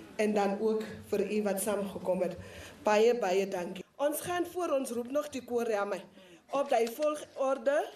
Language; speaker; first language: Afrikaans; non-native, local second language; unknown